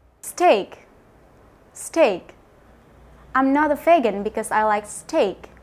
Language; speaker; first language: English; non-native, fluent; Indonesian